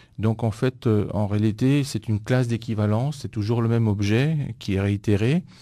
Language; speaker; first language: French; non-native, fluent; Greek